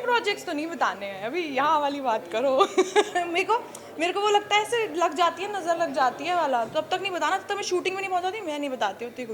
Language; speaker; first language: Hindi; native; Hindi